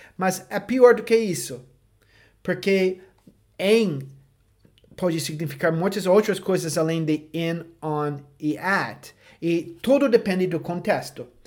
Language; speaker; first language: Portuguese; non-native, fluent; English